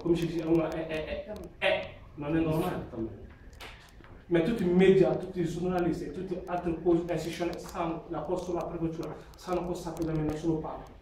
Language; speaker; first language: Italian; non-native, learner; French